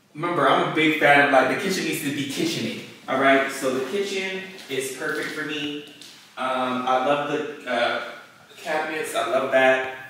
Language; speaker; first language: English; native; English